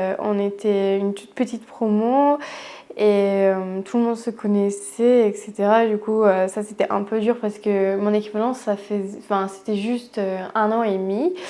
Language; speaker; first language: French; non-native, fluent; English